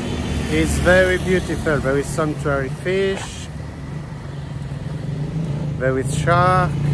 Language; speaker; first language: English; non-native, learner; French